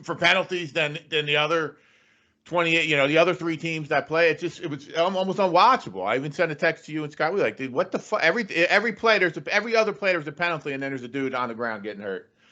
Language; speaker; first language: English; native; English